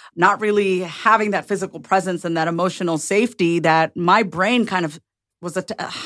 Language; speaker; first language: English; native; English